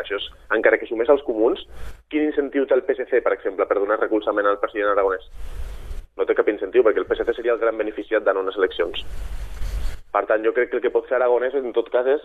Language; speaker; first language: Catalan; native; Catalan